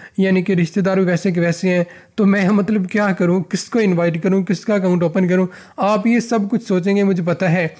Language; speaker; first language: Urdu; native; Urdu